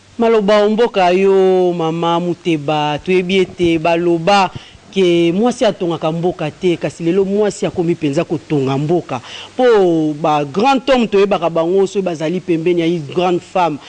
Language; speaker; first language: Lingala; native; Lingala